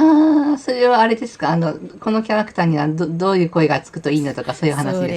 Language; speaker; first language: Japanese; native; Japanese